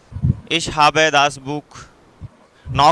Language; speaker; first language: German; non-native, learner; Hindi